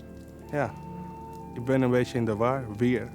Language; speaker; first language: Dutch; non-native, fluent; Spanish